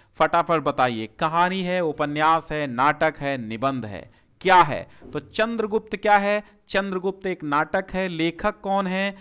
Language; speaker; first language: Hindi; native; Hindi